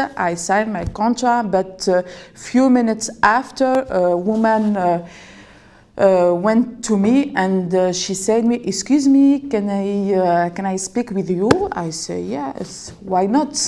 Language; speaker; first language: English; non-native, learner; French